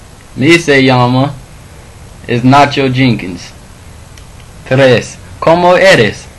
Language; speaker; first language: Spanish; non-native, learner; English